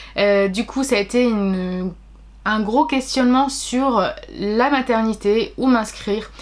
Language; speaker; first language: French; native; French